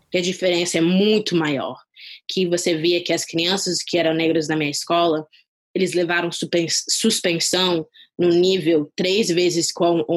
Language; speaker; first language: Portuguese; non-native, fluent; English